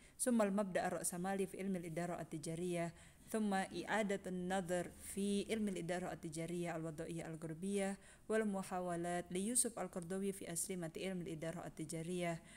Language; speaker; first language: Arabic; non-native, fluent; Indonesian